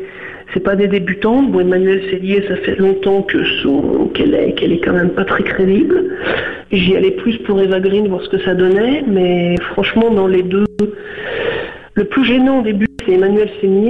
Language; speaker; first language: French; native; French